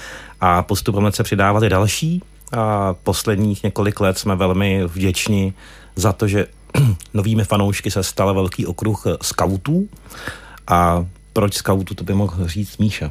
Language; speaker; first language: Czech; native; Czech